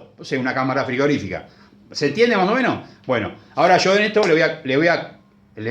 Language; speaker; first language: Spanish; native; Spanish